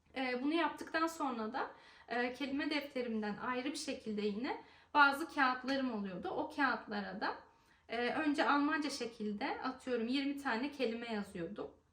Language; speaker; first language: Turkish; native; Turkish